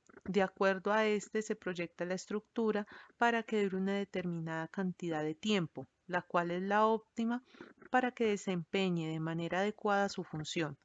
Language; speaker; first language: Spanish; native; Spanish